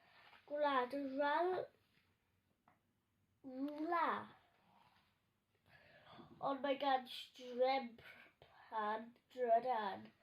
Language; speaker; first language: Welsh; non-native, local second language; English